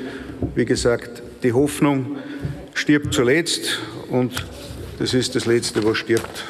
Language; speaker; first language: German; native; German